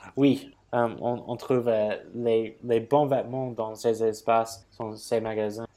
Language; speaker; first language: French; non-native, fluent; English